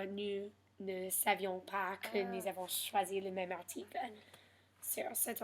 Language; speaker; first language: French; non-native, learner; English